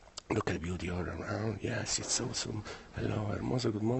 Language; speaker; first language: English; non-native, fluent; Italian